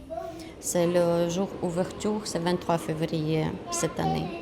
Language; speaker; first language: French; non-native, learner; Ukrainian